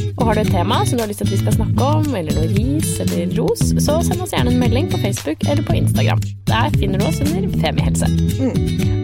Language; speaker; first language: Norwegian; native; Norwegian